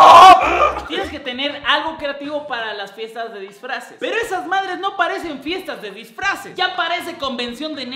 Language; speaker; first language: Spanish; native; Spanish